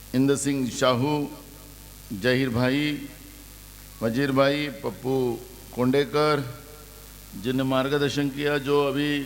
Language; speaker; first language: Hindi; non-native, local second language; Marathi